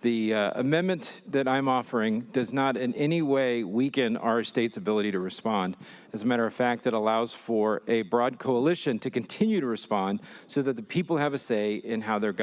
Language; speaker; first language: English; native; English